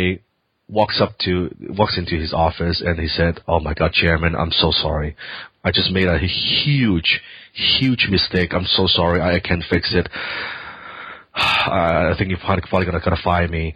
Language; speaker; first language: English; non-native, local second language; Cantonese